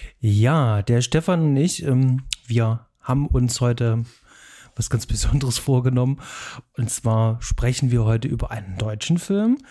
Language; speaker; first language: German; native; German